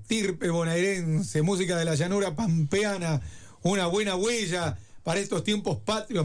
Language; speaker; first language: Spanish; native; Spanish